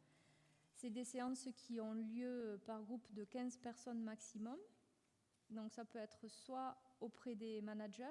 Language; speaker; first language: French; native; French